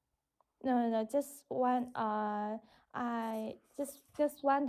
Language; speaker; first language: English; non-native, learner; Chinese